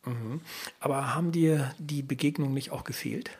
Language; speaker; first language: German; native; German